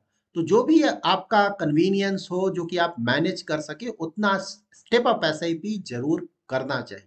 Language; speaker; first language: Hindi; native; Hindi